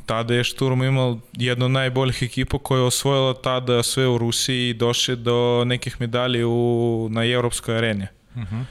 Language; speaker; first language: Serbian; non-native, learner; Russian